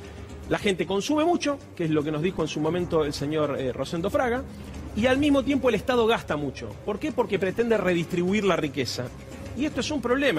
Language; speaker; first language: Spanish; native; Spanish